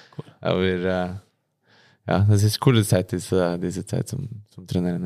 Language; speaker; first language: German; non-native, learner; Norwegian